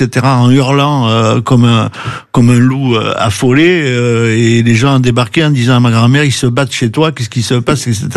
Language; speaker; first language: French; native; French